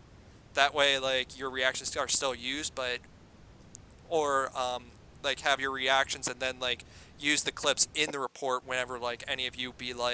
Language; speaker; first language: English; native; English